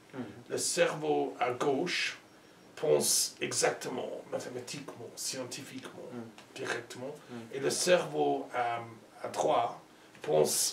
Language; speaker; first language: French; non-native, learner; English